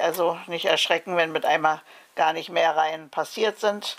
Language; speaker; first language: German; native; German